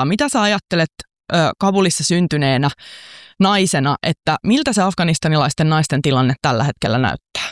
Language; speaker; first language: Finnish; native; Finnish